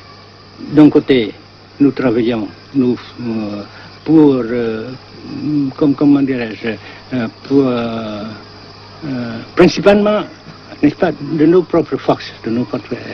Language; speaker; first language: French; non-native, local second language; Vietnamese